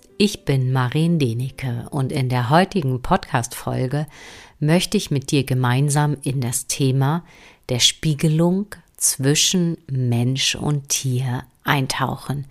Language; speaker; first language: German; native; German